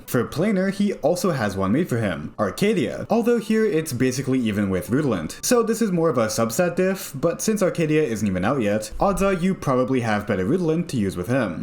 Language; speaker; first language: English; native; English